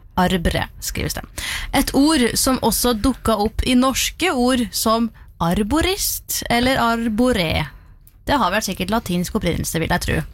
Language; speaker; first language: Norwegian; native; Norwegian